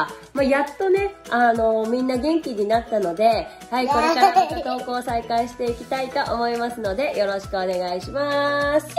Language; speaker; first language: Japanese; native; Japanese